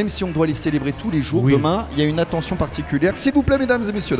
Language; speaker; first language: French; native; French